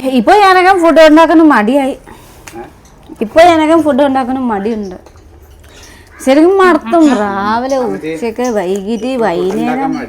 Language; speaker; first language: Malayalam; non-native, fluent; Nepali